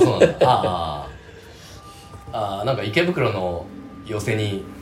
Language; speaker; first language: Japanese; native; Japanese